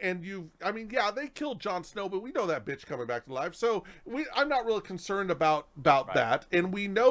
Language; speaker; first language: English; native; English